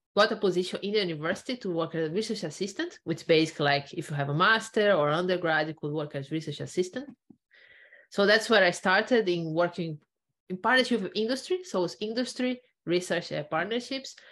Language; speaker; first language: English; non-native, fluent; Portuguese